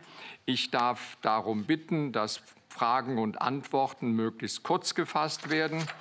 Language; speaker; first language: German; native; German